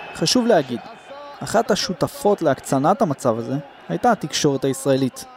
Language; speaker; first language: Hebrew; native; Hebrew